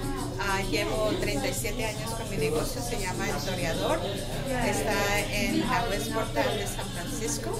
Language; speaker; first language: Spanish; early bilingual, other home language; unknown